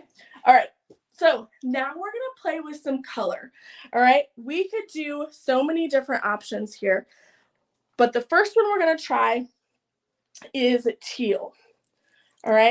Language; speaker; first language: English; native; English